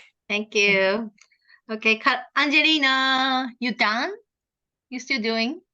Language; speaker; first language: English; non-native, learner; Japanese